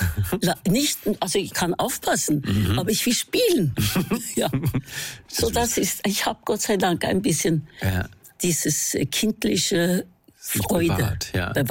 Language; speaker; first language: German; non-native, fluent; Norwegian